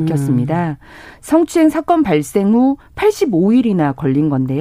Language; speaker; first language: Korean; native; Korean